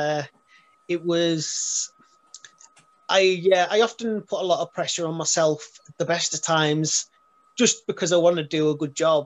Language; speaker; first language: English; native; English